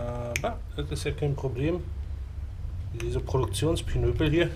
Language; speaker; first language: German; native; German